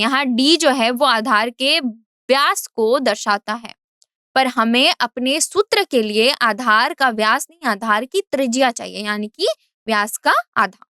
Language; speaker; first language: Hindi; native; Hindi